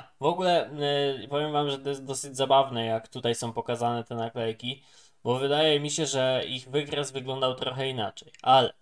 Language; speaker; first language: Polish; native; Polish